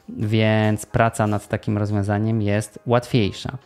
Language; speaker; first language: Polish; native; Polish